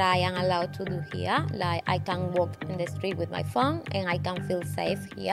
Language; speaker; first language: English; non-native, learner; Spanish